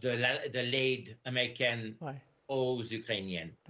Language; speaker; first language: French; non-native, fluent; English